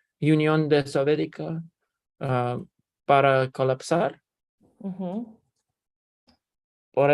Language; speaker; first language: Spanish; non-native, learner; Russian